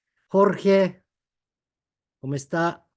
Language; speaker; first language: Spanish; non-native, fluent; Korean